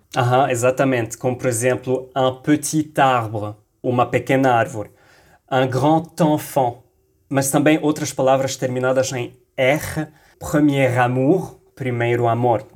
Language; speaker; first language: Portuguese; non-native, fluent; Arabic